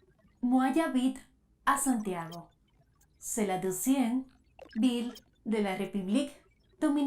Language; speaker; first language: French; non-native, learner; Spanish